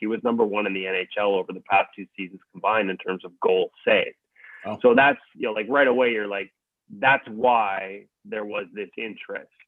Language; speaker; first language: English; native; English